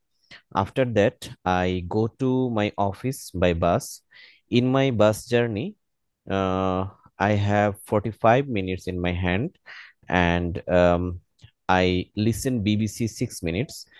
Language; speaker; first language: English; non-native, learner; Bangla